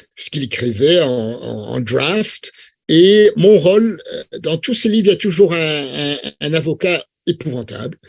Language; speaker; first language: French; non-native, fluent; English